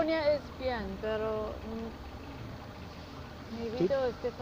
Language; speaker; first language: Spanish; non-native, learner; English